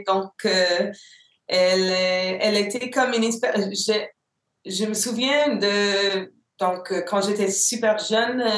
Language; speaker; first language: French; non-native, local second language; English